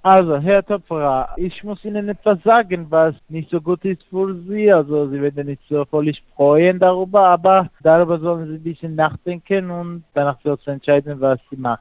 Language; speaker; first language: German; non-native, fluent; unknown